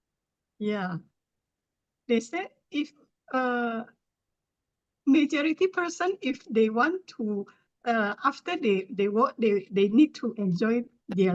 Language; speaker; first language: English; non-native, learner; Thai